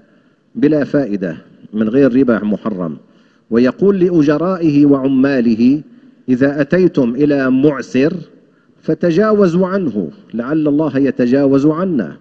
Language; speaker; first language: Arabic; native; Arabic